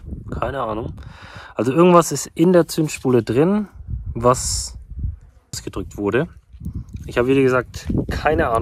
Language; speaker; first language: German; native; German